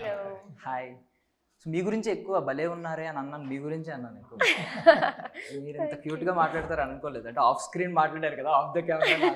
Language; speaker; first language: Telugu; native; Telugu